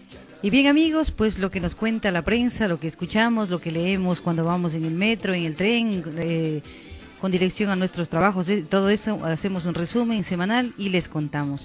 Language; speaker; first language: Spanish; native; Spanish